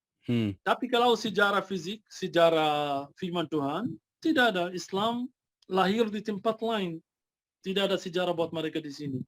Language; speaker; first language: Indonesian; non-native, fluent; Arabic